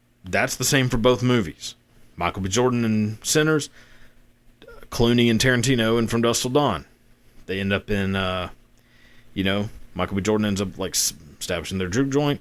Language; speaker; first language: English; native; English